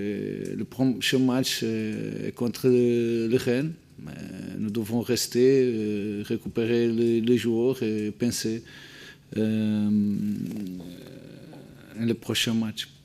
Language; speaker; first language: French; non-native, learner; Portuguese